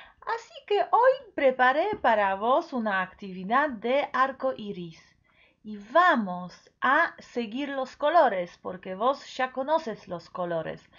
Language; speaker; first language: Spanish; non-native, fluent; Polish